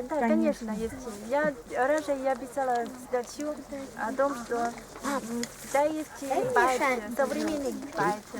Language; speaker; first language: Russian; non-native, learner; Chinese